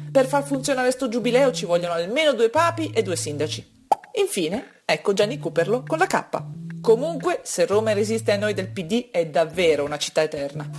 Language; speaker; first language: Italian; native; Italian